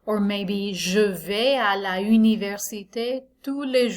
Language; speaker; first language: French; non-native, fluent; English